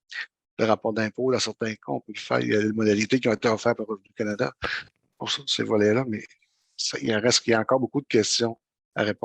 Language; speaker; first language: French; native; French